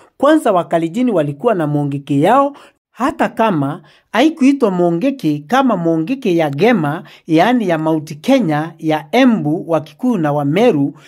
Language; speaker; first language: Swahili; non-native, local second language; Meru